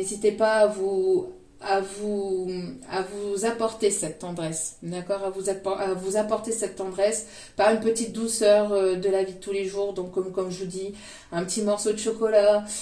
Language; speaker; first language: French; native; French